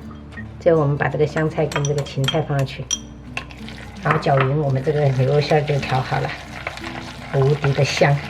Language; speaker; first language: Chinese; native; Chinese